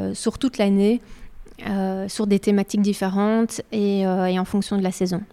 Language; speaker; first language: French; native; French